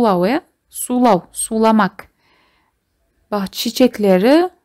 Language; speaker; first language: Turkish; non-native, fluent; Kazakh